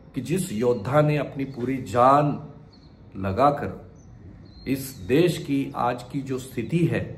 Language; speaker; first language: Hindi; non-native, local second language; Marathi